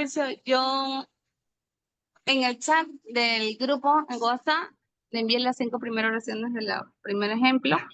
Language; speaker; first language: Spanish; native; Spanish